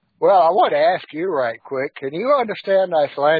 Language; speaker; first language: English; native; English